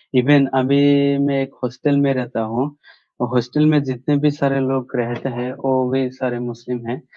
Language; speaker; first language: Hindi; non-native, local second language; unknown